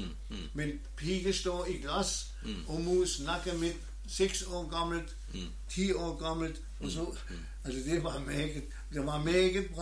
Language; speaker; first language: Danish; non-native, learner; German